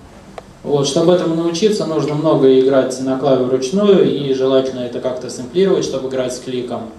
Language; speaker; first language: Russian; native; Russian